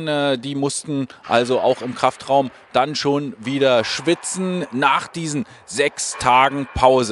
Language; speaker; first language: German; native; German